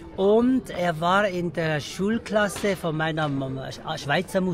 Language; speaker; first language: German; early bilingual, other home language; Tibetan